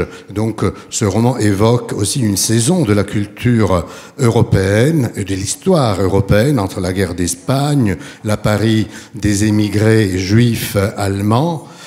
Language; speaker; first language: French; non-native, fluent; Italian